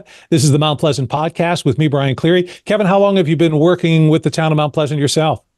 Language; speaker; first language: English; native; English